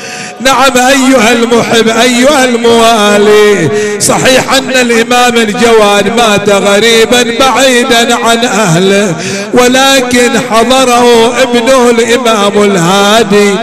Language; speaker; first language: Arabic; native; Arabic